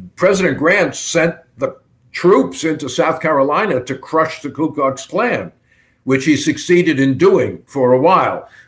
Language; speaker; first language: English; native; English